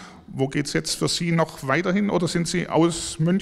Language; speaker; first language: German; native; German